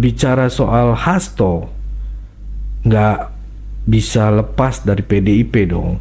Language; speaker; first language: Indonesian; native; Indonesian